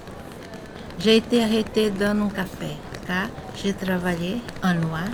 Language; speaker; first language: French; non-native, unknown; Portuguese